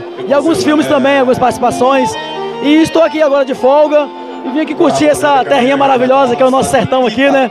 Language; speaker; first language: Portuguese; native; Portuguese